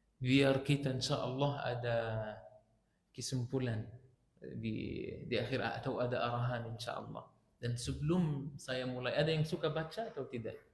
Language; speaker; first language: Malay; non-native, fluent; Arabic